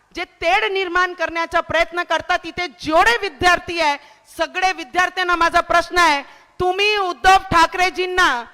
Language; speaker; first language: Marathi; non-native, local second language; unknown